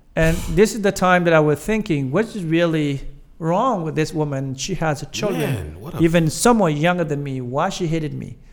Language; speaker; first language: English; non-native, fluent; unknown